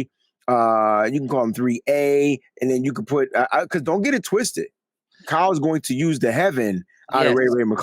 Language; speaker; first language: English; native; English